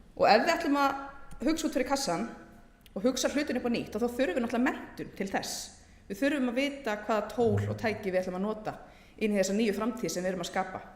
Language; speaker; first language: Icelandic; native; Icelandic